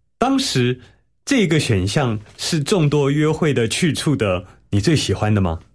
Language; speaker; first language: Chinese; native; Chinese